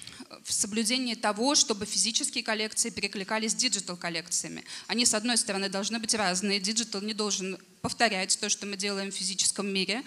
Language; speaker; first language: Russian; native; Russian